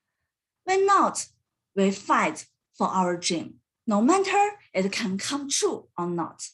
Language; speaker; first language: English; non-native, learner; Chinese